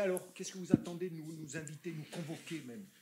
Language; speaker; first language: French; native; French